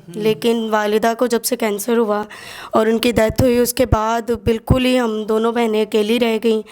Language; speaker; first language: Urdu; native; Urdu